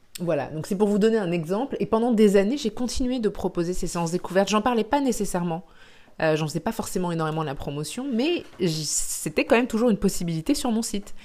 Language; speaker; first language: French; native; French